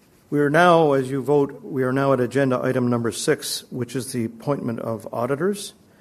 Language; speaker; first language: English; native; English